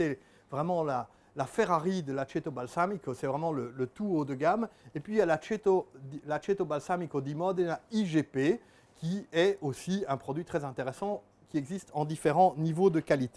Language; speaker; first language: French; native; French